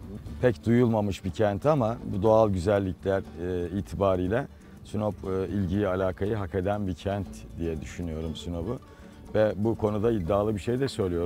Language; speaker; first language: Turkish; native; Turkish